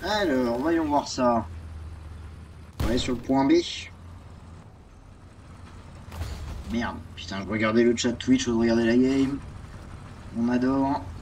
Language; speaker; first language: French; native; French